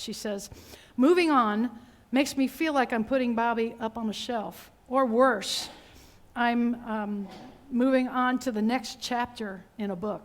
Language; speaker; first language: English; native; English